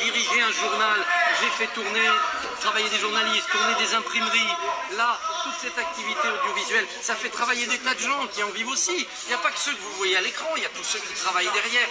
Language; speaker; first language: French; native; French